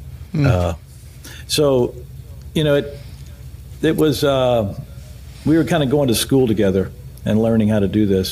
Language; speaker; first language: English; native; English